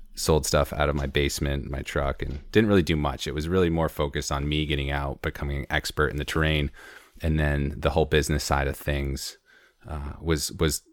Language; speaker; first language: English; native; English